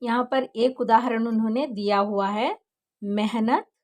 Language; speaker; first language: Hindi; non-native, local second language; Kannada